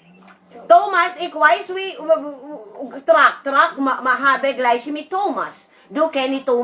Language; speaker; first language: German; non-native, learner; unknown